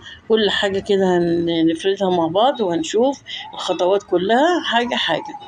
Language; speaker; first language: Arabic; native; Arabic